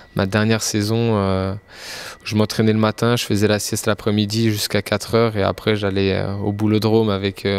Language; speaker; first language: French; native; French